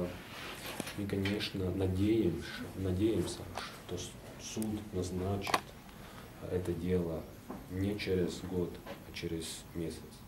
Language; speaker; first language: Russian; non-native, local second language; Latvian